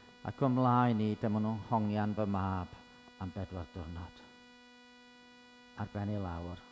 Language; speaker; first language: Welsh; native; Welsh